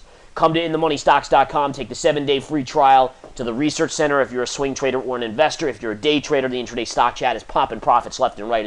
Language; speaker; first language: English; native; English